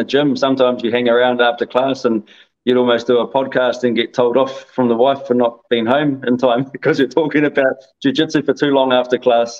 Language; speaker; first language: English; native; English